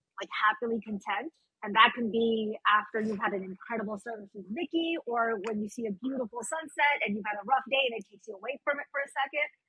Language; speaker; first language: English; native; English